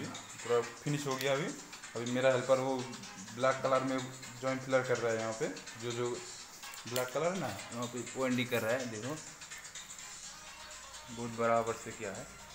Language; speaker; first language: Hindi; non-native, local second language; Malayalam